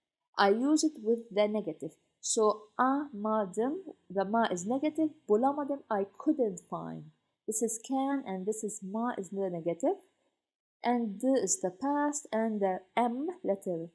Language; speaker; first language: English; non-native, fluent; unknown